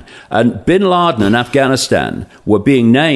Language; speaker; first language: English; native; English